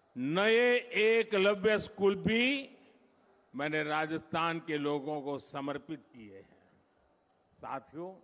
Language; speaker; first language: Hindi; non-native, local second language; Gujarati